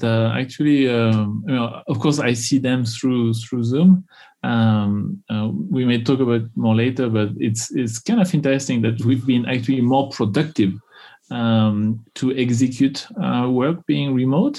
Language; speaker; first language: English; non-native, fluent; French